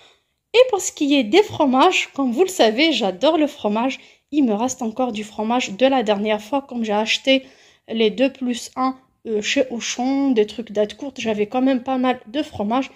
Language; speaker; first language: French; native; French